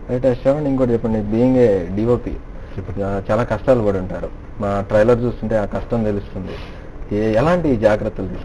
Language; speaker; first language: Telugu; native; Telugu